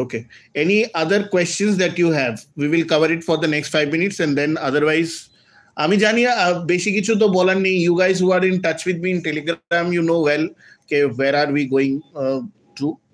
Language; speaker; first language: English; non-native, local second language; Bangla